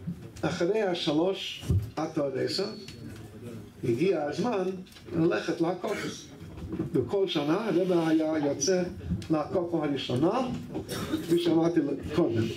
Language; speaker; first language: Hebrew; non-native, fluent; English